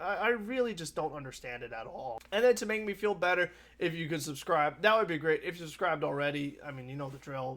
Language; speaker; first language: English; native; English